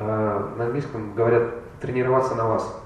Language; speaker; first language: Russian; native; Russian